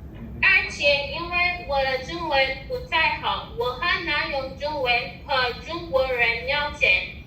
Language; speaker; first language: Chinese; non-native, learner; English